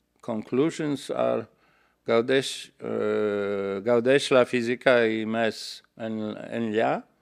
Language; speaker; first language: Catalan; non-native, learner; Polish